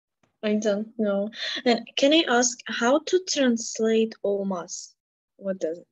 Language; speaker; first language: English; non-native, fluent; Ukrainian